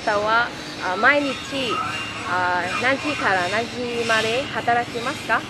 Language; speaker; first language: Japanese; non-native, learner; Vietnamese